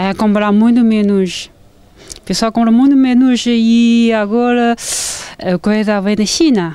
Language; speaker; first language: Portuguese; non-native, learner; Chinese